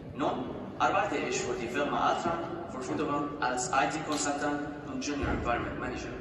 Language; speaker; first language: German; non-native, fluent; Arabic